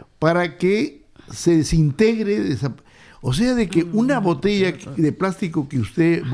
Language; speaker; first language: Spanish; native; Spanish